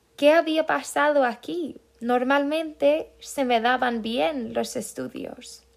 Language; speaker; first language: Spanish; non-native, fluent; Swedish